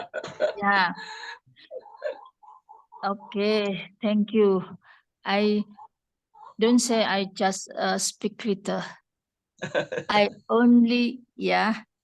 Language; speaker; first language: English; non-native, fluent; Indonesian